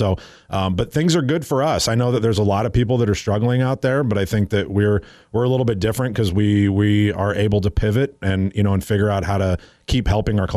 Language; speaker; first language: English; native; English